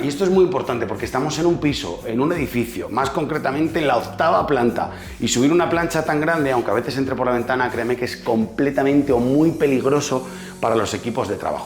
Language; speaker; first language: Spanish; native; Spanish